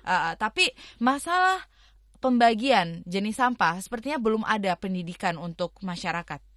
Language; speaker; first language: Indonesian; native; Indonesian